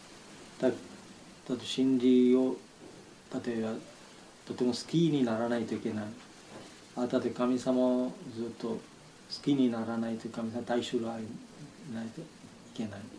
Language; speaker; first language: Japanese; non-native, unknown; Bangla